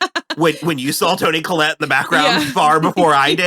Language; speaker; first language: English; native; English